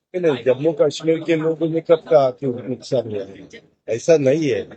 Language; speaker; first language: Hindi; non-native, local second language; Marathi